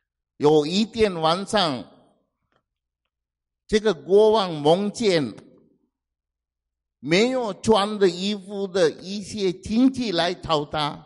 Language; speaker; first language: Chinese; non-native, fluent; Sinhala